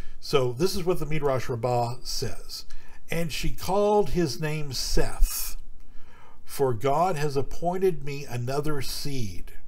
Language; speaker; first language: English; native; English